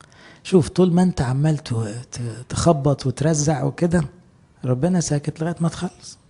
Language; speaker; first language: Arabic; native; Arabic